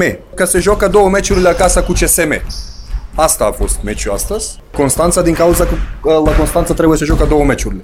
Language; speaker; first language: Romanian; non-native, learner; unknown